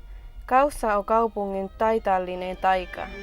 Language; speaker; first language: Finnish; non-native, learner; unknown